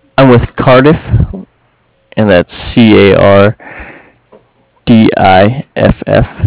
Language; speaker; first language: English; native; English